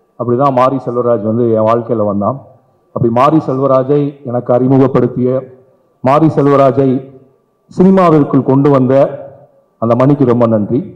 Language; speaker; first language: Tamil; native; Tamil